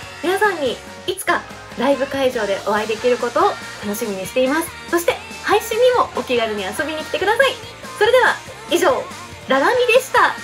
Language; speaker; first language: Japanese; native; Japanese